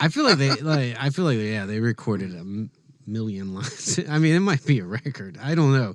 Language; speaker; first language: English; native; English